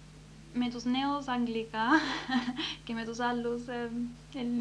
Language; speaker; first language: Greek; early bilingual, heritage; Greek